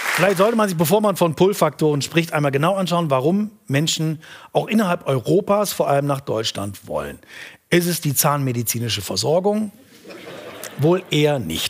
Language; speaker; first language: German; native; German